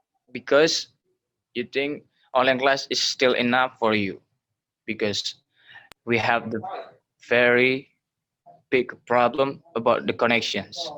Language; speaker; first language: English; non-native, learner; Indonesian